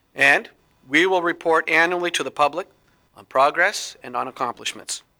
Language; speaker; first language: English; native; English